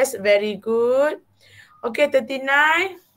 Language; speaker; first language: English; non-native, fluent; Malay